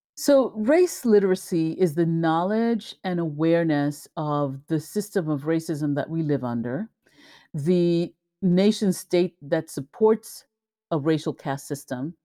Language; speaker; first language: English; early bilingual, other home language; Spanish